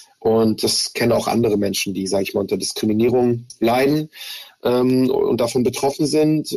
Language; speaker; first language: German; early bilingual, other home language; Hebrew